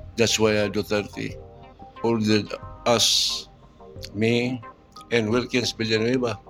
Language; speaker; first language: English; non-native, local second language; Cebuano